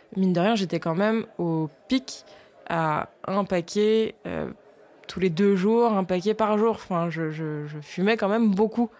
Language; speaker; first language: French; native; French